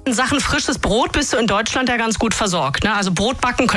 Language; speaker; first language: German; native; German